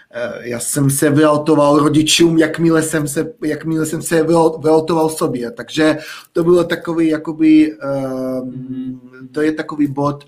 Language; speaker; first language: Czech; non-native, fluent; Russian